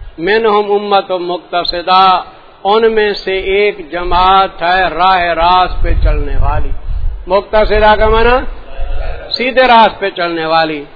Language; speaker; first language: Urdu; non-native, local second language; Saraiki